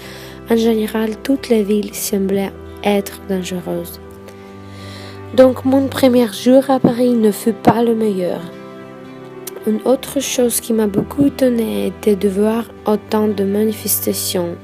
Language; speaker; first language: French; non-native, fluent; Russian